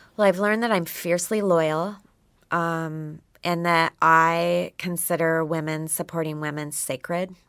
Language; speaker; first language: English; native; English